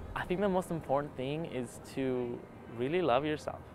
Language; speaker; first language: English; early bilingual, other home language; Spanish